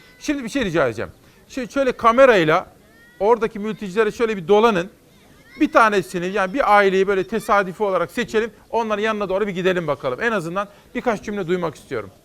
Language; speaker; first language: Turkish; native; Turkish